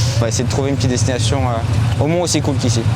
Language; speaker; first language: French; native; French